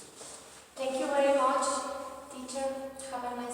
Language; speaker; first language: English; non-native, learner; Spanish